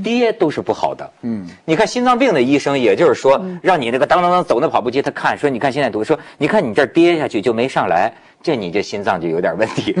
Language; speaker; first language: Chinese; native; Chinese